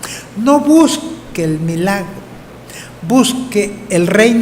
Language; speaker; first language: Spanish; native; Spanish